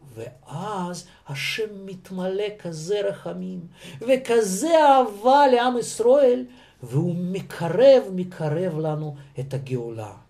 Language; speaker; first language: Hebrew; non-native, fluent; Russian